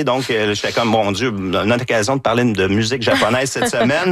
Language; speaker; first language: French; native; French